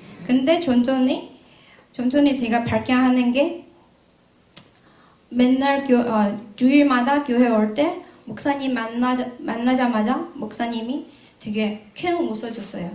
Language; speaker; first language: Korean; non-native, learner; Chinese